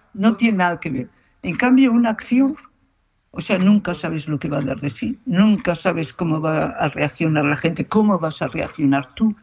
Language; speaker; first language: Spanish; native; Spanish